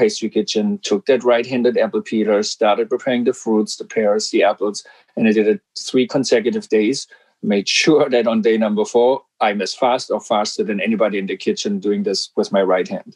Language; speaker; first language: English; non-native, fluent; German